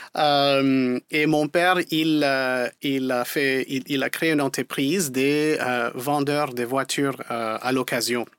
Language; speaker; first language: French; non-native, fluent; Spanish